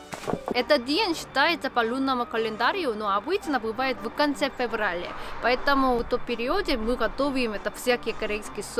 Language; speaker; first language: Russian; non-native, learner; Korean